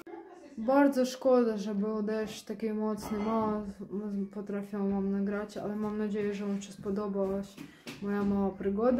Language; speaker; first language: Polish; non-native, learner; Ukrainian